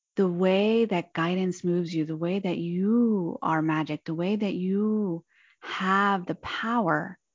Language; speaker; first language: English; native; English